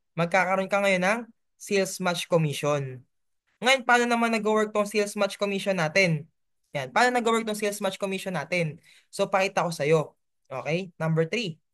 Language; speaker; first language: Filipino; native; Filipino